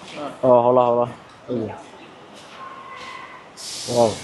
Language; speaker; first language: Chinese; non-native, learner; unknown